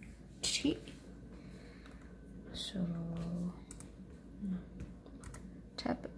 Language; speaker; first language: Danish; non-native, fluent; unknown